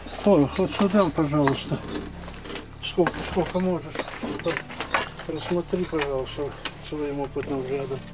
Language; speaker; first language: Russian; native; Russian